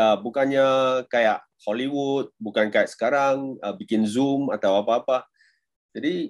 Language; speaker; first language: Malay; non-native, local second language; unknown